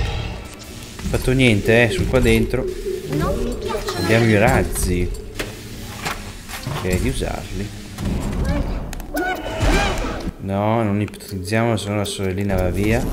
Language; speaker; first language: Italian; native; Italian